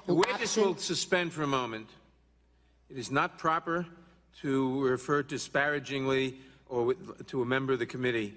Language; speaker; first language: English; native; English